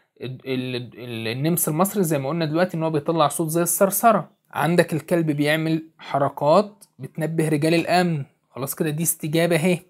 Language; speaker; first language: Arabic; native; Arabic